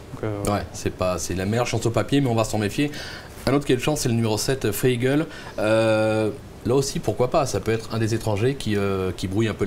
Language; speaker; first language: French; native; French